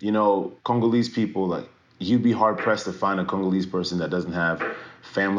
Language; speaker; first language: English; early bilingual, other home language; French